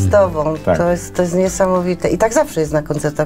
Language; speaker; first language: Polish; native; Polish